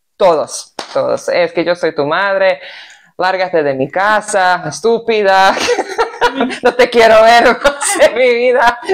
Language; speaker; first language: Spanish; non-native, fluent; Serbian